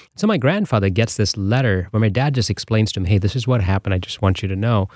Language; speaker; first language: English; non-native, local second language; Tamil